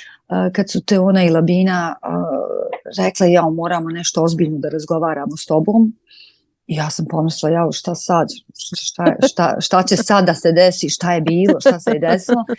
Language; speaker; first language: Croatian; native; Croatian